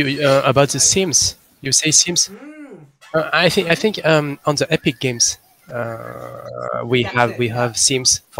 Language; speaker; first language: English; non-native, learner; French